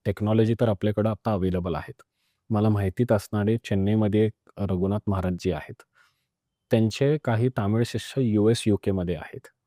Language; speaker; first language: Marathi; non-native, local second language; Punjabi